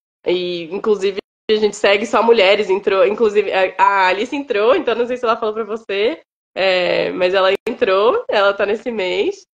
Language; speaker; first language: Portuguese; native; Portuguese